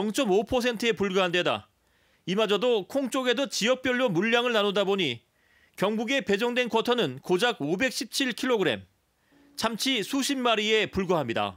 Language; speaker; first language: Korean; native; Korean